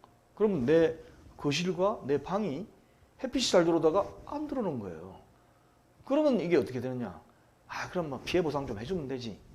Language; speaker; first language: Korean; native; Korean